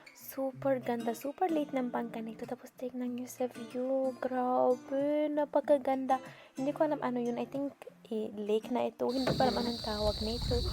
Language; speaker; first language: Filipino; non-native, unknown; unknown